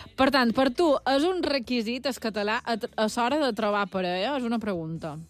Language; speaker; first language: Catalan; native; Catalan